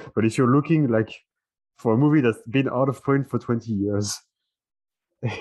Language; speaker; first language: English; non-native, fluent; French